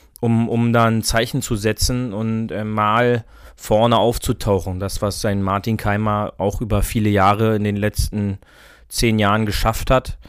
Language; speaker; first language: German; native; German